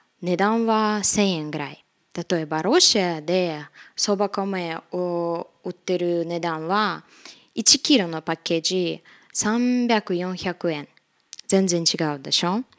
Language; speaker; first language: Japanese; non-native, fluent; Russian